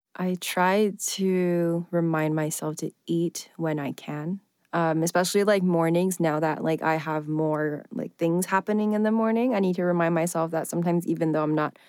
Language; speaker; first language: English; early bilingual, other home language; Chinese